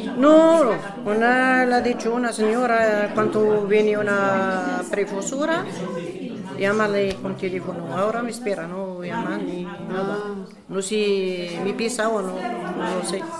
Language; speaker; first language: Spanish; non-native, learner; Berber languages